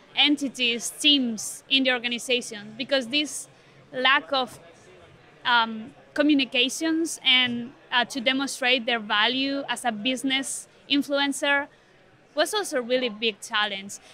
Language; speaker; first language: English; non-native, fluent; Spanish